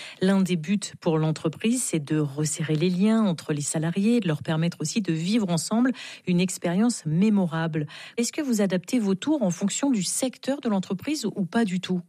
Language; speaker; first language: French; native; French